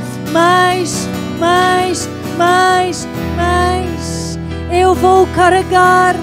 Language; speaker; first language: Portuguese; non-native, fluent; English